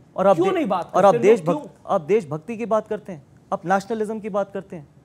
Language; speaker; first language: Hindi; native; Hindi